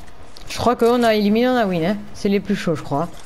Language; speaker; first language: French; native; French